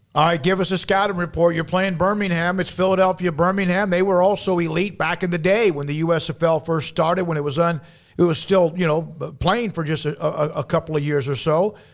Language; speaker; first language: English; native; English